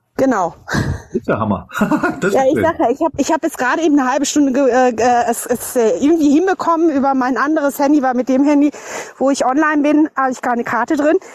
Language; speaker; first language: German; native; German